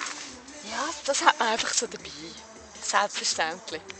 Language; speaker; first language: German; native; German